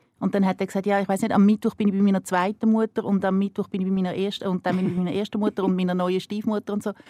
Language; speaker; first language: German; native; German